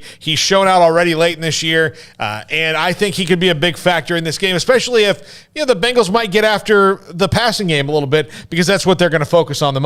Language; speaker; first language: English; native; English